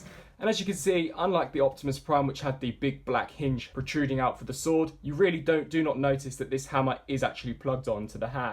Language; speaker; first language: English; native; English